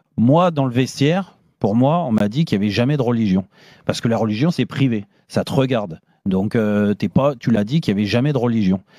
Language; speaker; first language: French; native; French